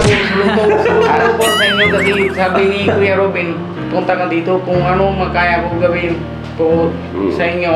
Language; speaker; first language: Filipino; non-native, learner; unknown